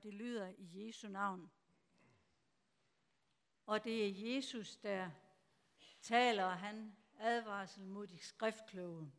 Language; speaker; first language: Danish; native; Danish